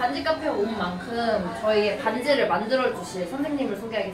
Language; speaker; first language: Korean; native; Korean